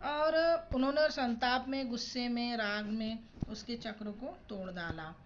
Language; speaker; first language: Hindi; non-native, local second language; Marathi